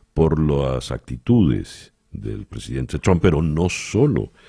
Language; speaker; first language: Spanish; native; Spanish